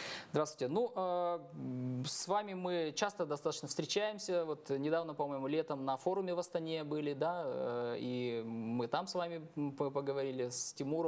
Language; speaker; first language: Russian; native; Russian